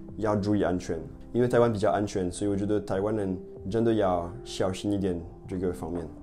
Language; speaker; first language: Chinese; non-native, fluent; French